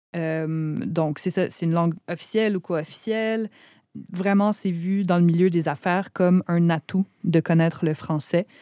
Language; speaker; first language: French; native; French